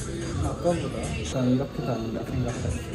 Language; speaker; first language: Korean; native; Korean